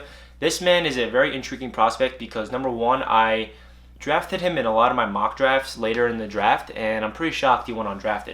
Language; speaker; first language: English; native; English